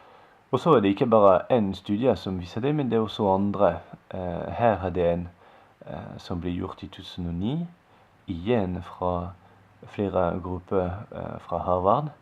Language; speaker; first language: Norwegian; non-native, fluent; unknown